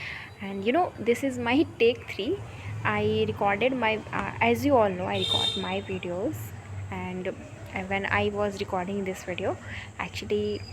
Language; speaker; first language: English; non-native, local second language; Hindi